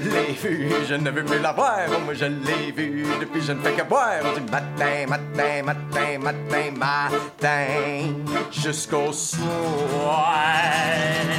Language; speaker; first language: French; native; French